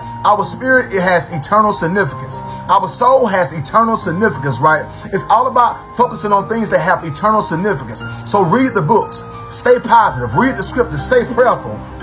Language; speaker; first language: English; native; English